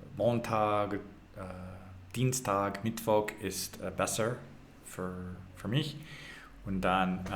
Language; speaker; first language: German; non-native, learner; English